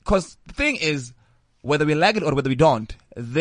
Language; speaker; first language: English; non-native, local second language; Northern Sotho